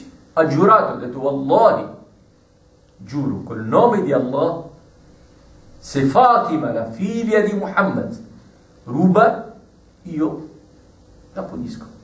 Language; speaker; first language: Italian; non-native, fluent; Arabic